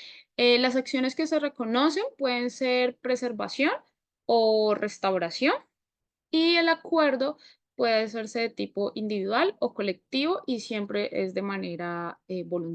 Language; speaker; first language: Spanish; native; Spanish